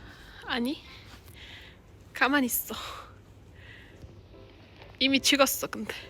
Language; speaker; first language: Korean; non-native, learner; Uzbek